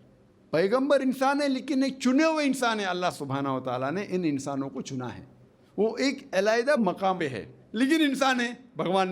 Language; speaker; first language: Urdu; non-native, local second language; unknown